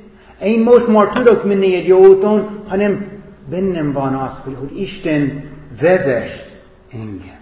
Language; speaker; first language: Hungarian; non-native, fluent; English